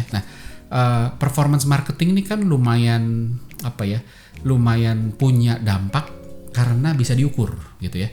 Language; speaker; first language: Indonesian; native; Indonesian